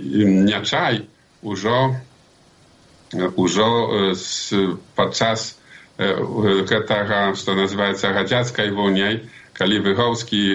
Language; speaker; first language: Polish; non-native, local second language; Belarusian